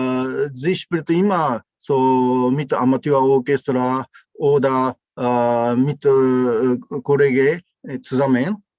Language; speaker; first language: German; non-native, learner; Japanese